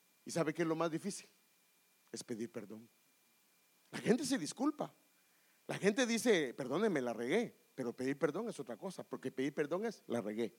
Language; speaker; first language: Spanish; native; Spanish